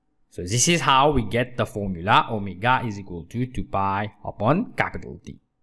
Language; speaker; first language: English; non-native, local second language; Morisyen